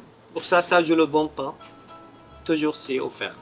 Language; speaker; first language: French; non-native, fluent; Arabic